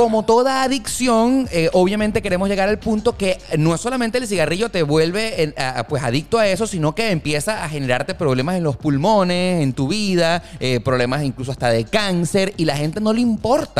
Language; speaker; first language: Spanish; native; Spanish